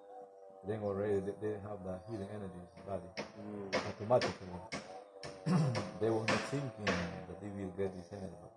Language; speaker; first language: English; non-native, learner; Spanish